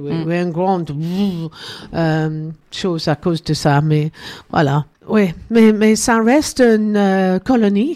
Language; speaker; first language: French; non-native, learner; English